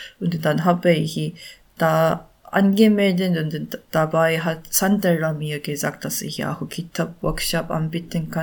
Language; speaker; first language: German; non-native, learner; Korean